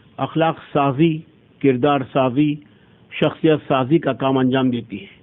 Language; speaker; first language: Urdu; native; Urdu